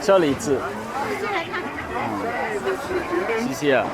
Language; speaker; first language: Chinese; non-native, learner; English